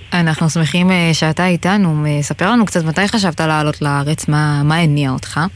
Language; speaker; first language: Hebrew; native; Hebrew